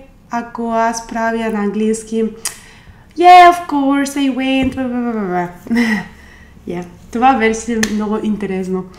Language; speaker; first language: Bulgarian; non-native, learner; Spanish